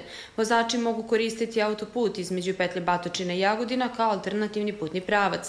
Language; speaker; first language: Serbian; native; Serbian